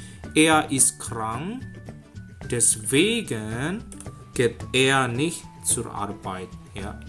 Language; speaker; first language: German; non-native, fluent; Indonesian